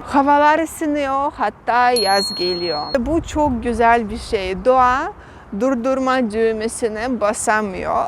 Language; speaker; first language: Turkish; non-native, fluent; Russian